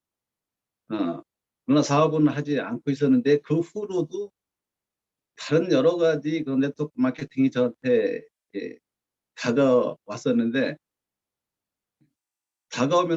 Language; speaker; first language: Korean; native; Korean